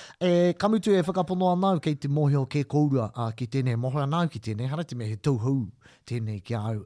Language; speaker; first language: Māori; non-native, local second language; English